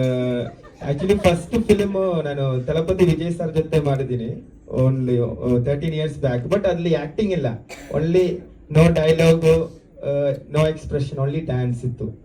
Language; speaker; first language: Kannada; non-native, fluent; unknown